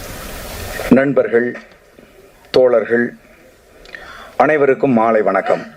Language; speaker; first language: Tamil; native; Tamil